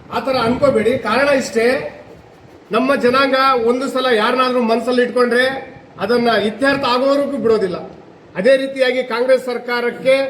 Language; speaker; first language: Kannada; non-native, local second language; Lambadi